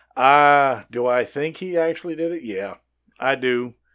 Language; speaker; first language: English; native; English